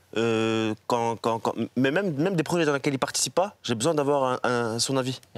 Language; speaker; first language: French; native; French